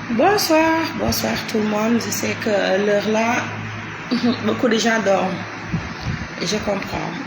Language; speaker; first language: French; non-native, local second language; Wolof